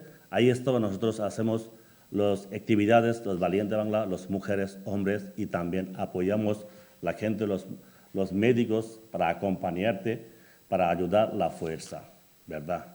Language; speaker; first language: Spanish; non-native, learner; Bangla